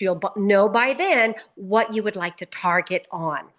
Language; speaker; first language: English; native; English